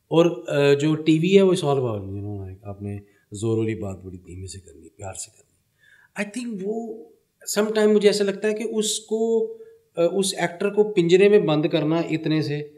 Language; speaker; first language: Urdu; early bilingual, heritage; Punjabi